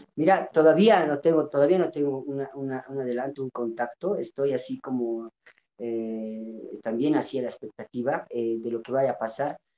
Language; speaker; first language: Spanish; non-native, local second language; Quechua